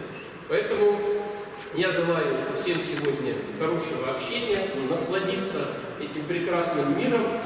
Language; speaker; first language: Russian; native; Russian